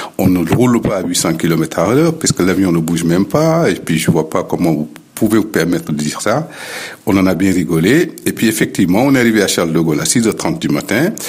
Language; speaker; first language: French; non-native, local second language; Fula